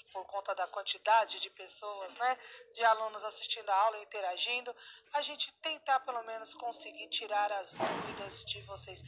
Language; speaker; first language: Portuguese; native; Portuguese